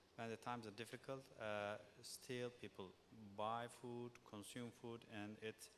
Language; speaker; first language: English; non-native, fluent; Turkish